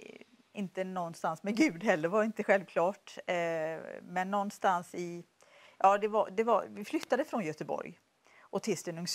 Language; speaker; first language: Swedish; native; Swedish